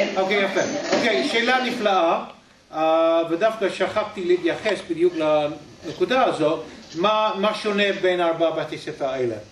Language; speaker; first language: Hebrew; non-native, fluent; English